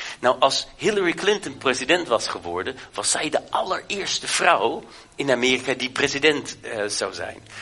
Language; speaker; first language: Dutch; native; Dutch